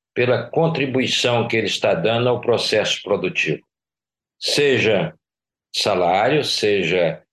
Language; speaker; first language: Portuguese; native; Portuguese